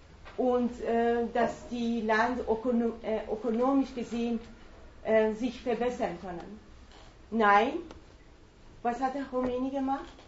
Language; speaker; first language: German; non-native, fluent; Persian